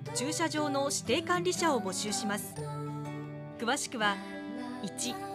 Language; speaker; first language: Japanese; native; Japanese